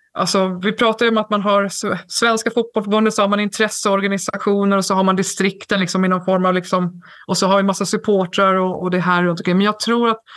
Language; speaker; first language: Swedish; native; Swedish